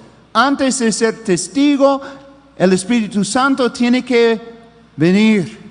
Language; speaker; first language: Spanish; non-native, fluent; English